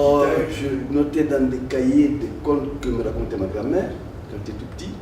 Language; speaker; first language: French; non-native, local second language; Fula